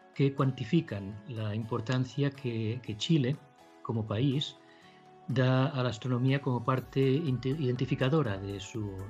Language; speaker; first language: Spanish; native; Spanish